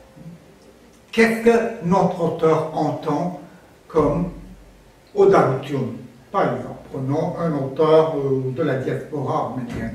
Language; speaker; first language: French; non-native, fluent; Armenian